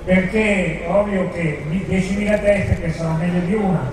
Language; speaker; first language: Italian; native; Italian